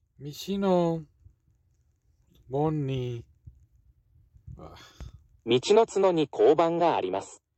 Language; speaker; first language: Japanese; non-native, learner; English